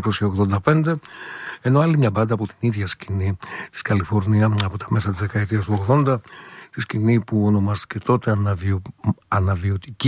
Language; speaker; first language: Greek; native; Greek